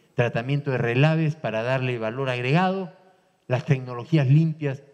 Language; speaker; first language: Spanish; native; Spanish